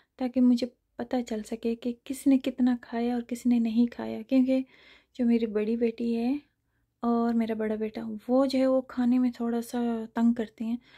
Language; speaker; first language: Urdu; non-native, fluent; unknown